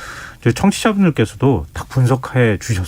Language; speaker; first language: Korean; native; Korean